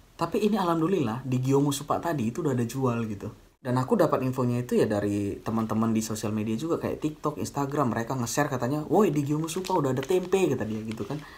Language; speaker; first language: Indonesian; native; Indonesian